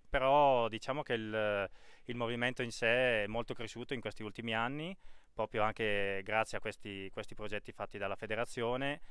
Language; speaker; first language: Italian; native; Italian